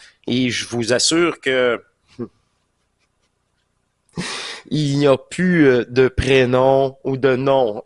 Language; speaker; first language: French; native; French